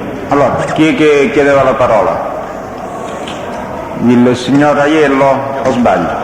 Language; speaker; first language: Italian; native; Italian